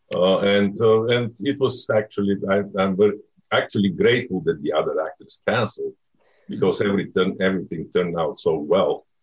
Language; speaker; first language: English; non-native, fluent; Bulgarian